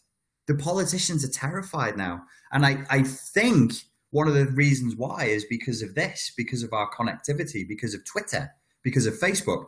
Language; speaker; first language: English; native; English